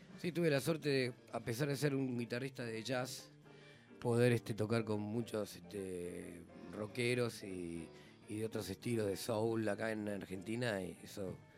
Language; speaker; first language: Spanish; native; Spanish